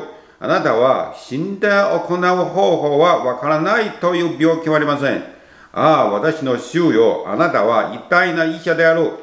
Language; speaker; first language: Japanese; non-native, learner; Chinese